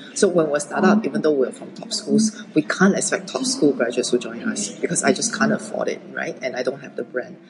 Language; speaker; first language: English; early bilingual, other home language; Chinese